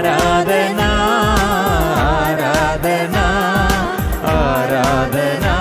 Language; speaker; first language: Hindi; non-native, local second language; Malayalam